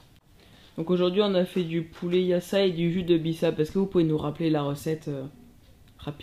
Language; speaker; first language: French; native; French